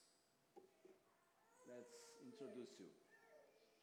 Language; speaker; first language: English; non-native, learner; Portuguese